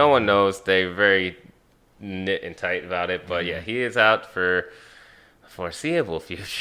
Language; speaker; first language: English; native; English